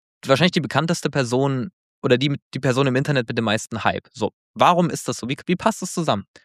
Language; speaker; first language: German; native; German